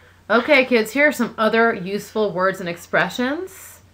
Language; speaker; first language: English; native; English